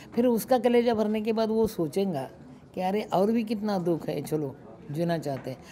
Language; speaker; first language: Hindi; non-native, local second language; Marathi